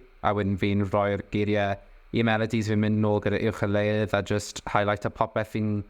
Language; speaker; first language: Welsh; non-native, local second language; English